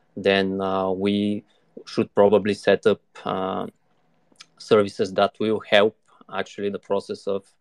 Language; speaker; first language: English; non-native, fluent; Bulgarian